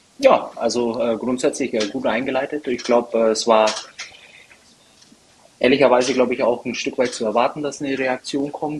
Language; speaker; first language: German; native; German